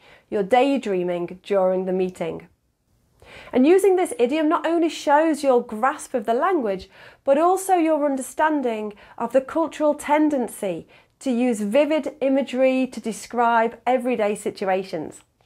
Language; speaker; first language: English; native; English